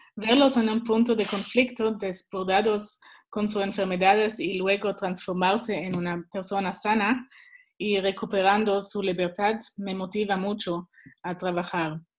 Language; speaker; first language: Spanish; non-native, learner; Swiss German